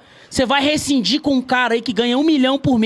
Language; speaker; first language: Portuguese; native; Portuguese